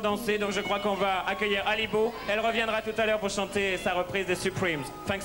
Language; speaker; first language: French; native; French